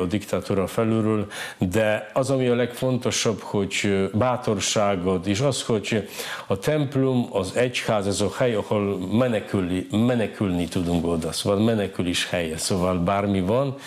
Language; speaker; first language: Hungarian; non-native, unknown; Polish